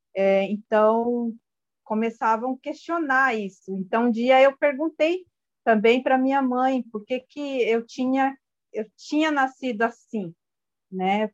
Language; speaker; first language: Portuguese; non-native, local second language; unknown